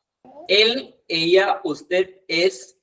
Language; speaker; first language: Spanish; non-native, fluent; Hindi